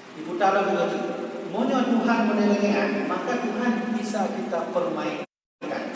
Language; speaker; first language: Malay; non-native, local second language; Achinese